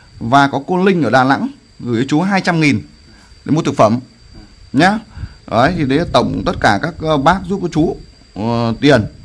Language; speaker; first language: Vietnamese; native; Vietnamese